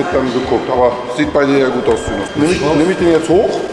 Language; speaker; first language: German; native; German